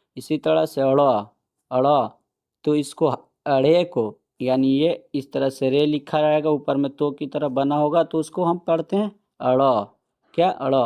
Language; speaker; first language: Hindi; native; Hindi